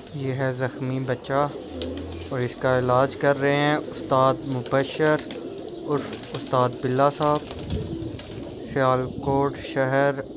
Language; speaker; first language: Urdu; non-native, local second language; Punjabi